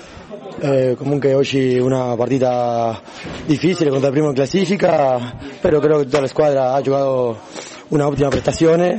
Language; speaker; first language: Italian; non-native, learner; Spanish